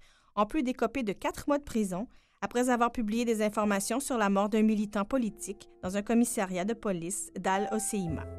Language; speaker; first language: French; native; French